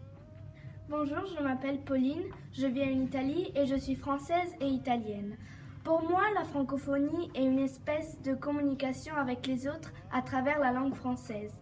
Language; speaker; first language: French; early bilingual, heritage; French